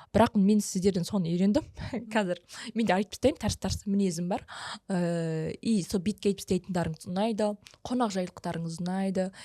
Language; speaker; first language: Kazakh; early bilingual, heritage; Kazakh